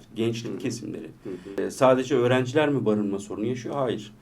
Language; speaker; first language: Turkish; native; Turkish